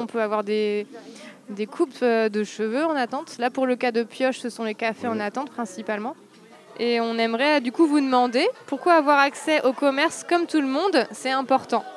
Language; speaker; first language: French; native; French